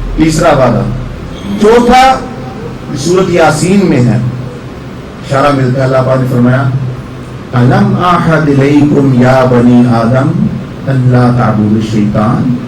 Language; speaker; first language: Urdu; non-native, local second language; Punjabi